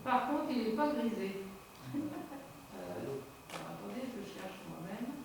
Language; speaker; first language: French; native; French